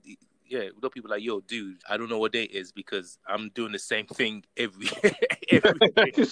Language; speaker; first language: English; non-native, local second language; Yoruba